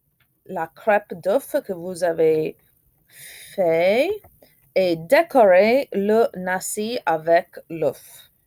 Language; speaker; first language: French; non-native, fluent; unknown